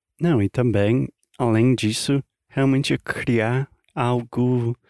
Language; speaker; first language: Portuguese; non-native, fluent; English